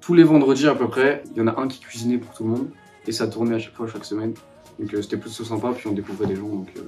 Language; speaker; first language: French; native; French